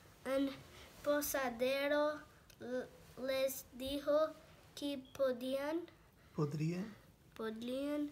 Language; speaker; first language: Spanish; non-native, learner; Portuguese